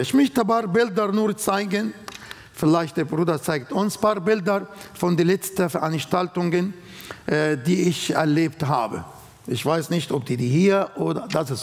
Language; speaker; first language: German; non-native, fluent; Arabic